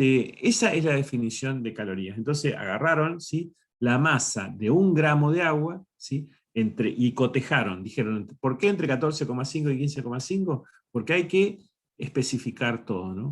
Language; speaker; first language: Spanish; native; Spanish